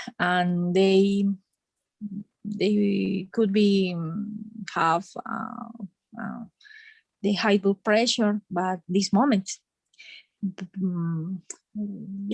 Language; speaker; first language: English; non-native, learner; Spanish